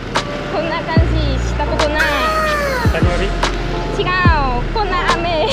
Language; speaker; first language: Japanese; non-native, learner; Vietnamese